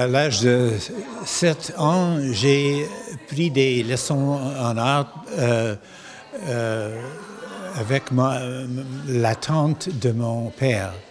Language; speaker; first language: French; non-native, local second language; English